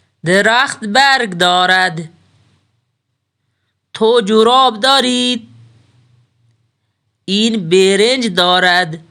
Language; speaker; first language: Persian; non-native, fluent; Urdu